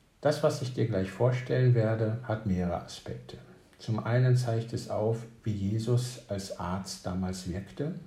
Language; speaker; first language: German; native; German